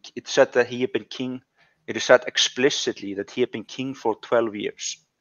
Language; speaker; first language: English; non-native, fluent; Icelandic